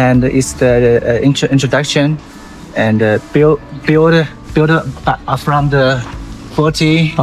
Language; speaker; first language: English; non-native, learner; Chinese